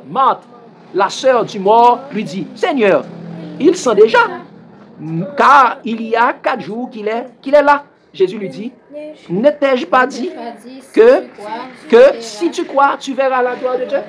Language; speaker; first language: French; non-native, local second language; Haitian Creole